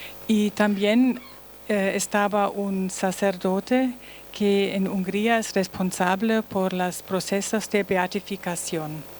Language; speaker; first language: Spanish; non-native, learner; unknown